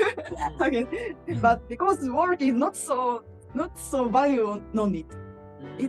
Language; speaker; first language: English; non-native, learner; Japanese